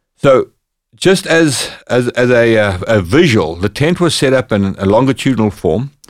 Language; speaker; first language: English; native; English